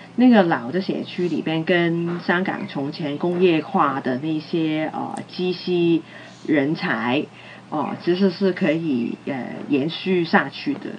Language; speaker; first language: Chinese; non-native, local second language; Cantonese